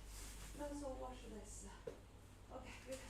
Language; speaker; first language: English; non-native, learner; Chinese